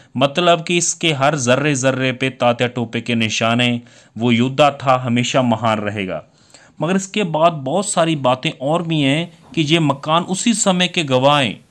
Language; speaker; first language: Hindi; non-native, local second language; Punjabi